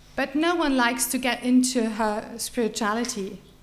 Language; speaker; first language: English; non-native, fluent; German